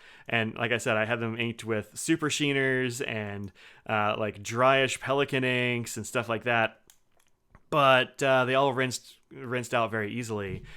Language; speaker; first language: English; native; English